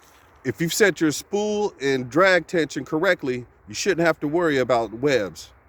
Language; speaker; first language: English; native; English